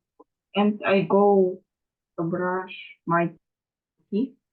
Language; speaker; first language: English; non-native, learner; Russian